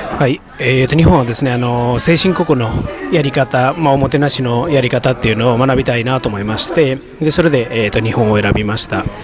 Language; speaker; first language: Japanese; non-native, fluent; Nepali